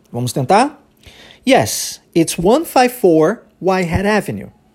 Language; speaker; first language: English; early bilingual, other home language; Portuguese